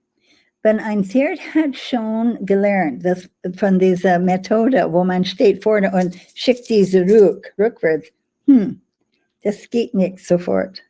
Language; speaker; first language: German; non-native, fluent; English